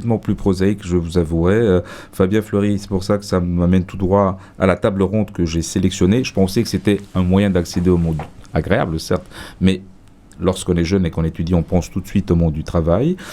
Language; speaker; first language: French; native; French